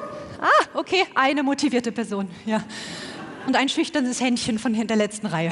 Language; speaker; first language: German; native; German